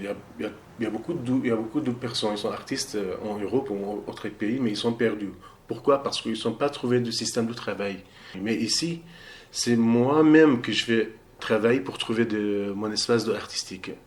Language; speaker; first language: French; non-native, learner; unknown